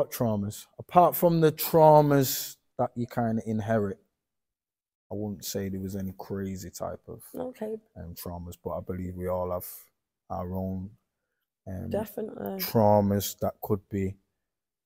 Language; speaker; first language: English; native; English